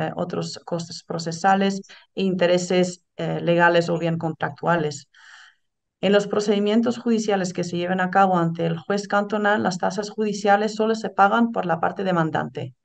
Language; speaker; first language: Spanish; non-native, fluent; Dutch